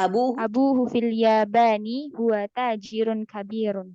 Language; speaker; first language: Arabic; non-native, learner; Indonesian